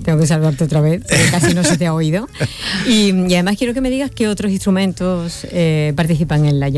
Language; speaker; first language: Spanish; native; Spanish